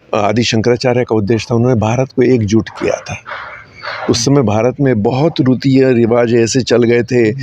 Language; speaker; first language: Hindi; native; Hindi